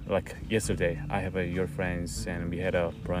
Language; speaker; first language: English; non-native, fluent; Korean